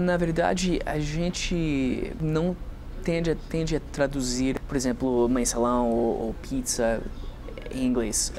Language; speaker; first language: Portuguese; non-native, fluent; English